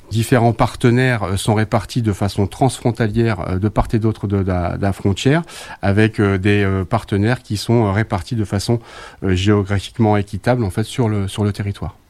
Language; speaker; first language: French; native; French